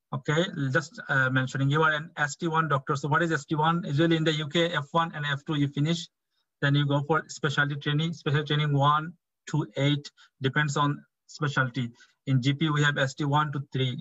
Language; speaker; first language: English; non-native, local second language; Bangla